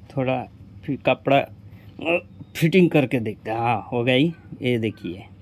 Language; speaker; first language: Hindi; non-native, local second language; Bangla